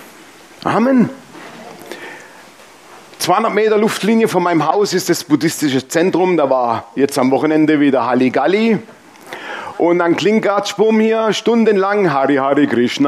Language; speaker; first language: German; native; German